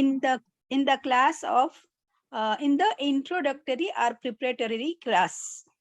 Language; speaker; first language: English; non-native, learner; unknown